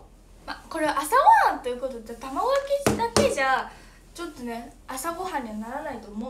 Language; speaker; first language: Japanese; native; Japanese